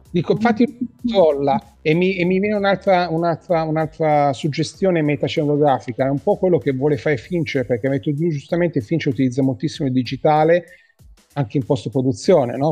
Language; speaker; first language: Italian; native; Italian